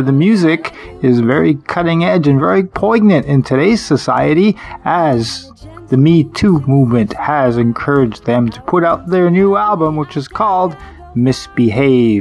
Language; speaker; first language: English; native; English